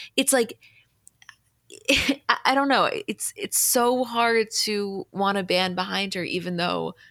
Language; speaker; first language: English; native; English